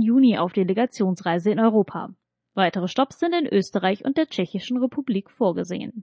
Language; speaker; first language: German; native; German